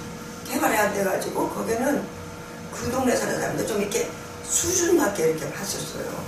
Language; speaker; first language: Korean; native; Korean